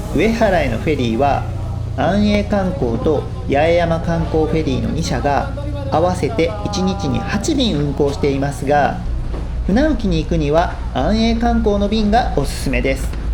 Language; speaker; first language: Japanese; native; Japanese